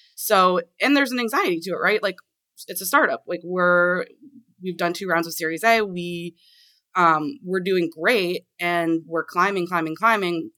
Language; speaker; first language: English; native; English